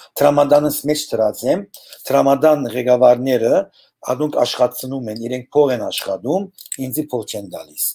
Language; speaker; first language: Armenian; early bilingual, heritage; Armenian